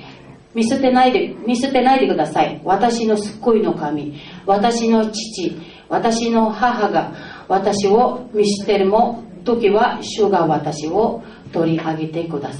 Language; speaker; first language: Japanese; non-native, fluent; Filipino